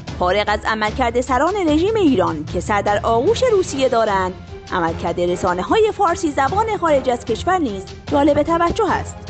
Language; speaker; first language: Persian; non-native, local second language; Azerbaijani